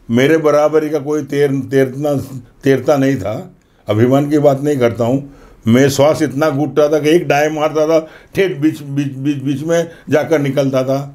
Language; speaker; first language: Hindi; non-native, local second language; Gujarati